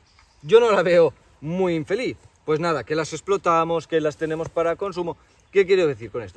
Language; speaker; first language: Spanish; native; Spanish